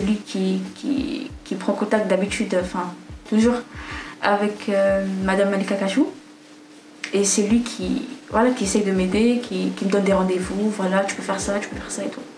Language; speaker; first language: French; non-native, local second language; Arabic